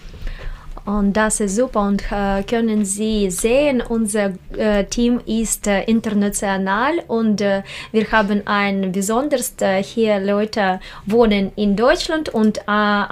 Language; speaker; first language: German; non-native, learner; Russian